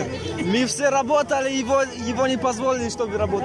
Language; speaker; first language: Russian; non-native, fluent; Tajik